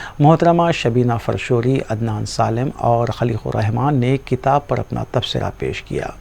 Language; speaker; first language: Urdu; native; Urdu